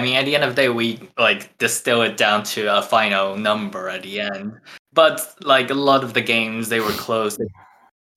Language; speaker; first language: English; non-native, fluent; Chinese